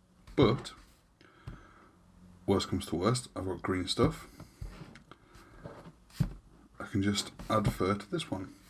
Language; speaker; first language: English; native; English